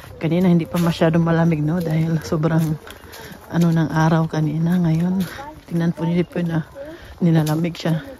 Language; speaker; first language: Filipino; non-native, local second language; Cebuano